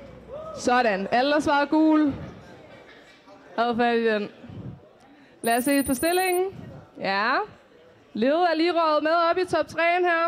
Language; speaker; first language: Danish; native; Danish